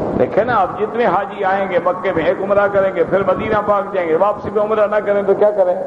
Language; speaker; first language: Urdu; native; Urdu